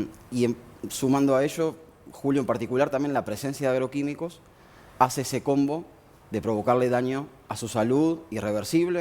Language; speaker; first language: Spanish; native; Spanish